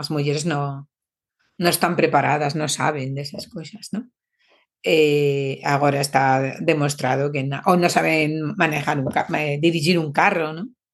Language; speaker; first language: Portuguese; non-native, fluent; Spanish